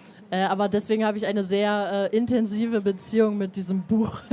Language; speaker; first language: German; native; German